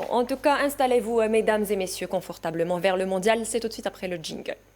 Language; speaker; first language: French; native; French